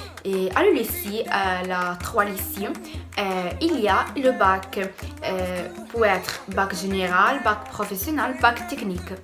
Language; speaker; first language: French; non-native, learner; Italian